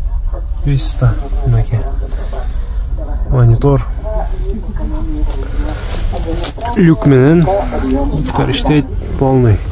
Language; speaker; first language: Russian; non-native, local second language; Kyrgyz